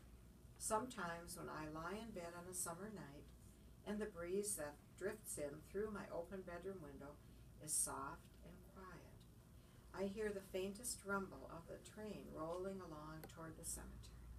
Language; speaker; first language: English; native; English